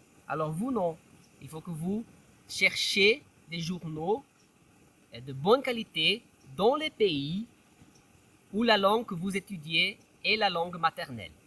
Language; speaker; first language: French; non-native, fluent; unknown